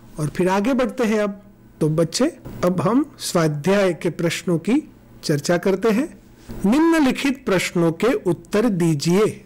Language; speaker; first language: Hindi; non-native, local second language; Gujarati